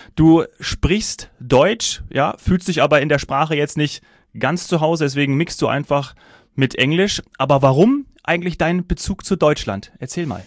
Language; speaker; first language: German; native; German